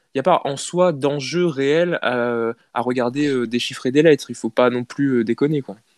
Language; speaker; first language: French; native; French